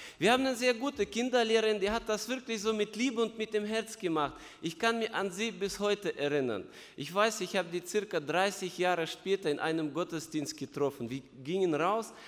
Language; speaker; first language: German; non-native, fluent; Russian